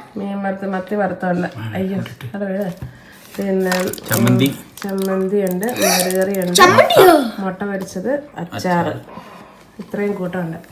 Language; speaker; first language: Malayalam; early bilingual, other home language; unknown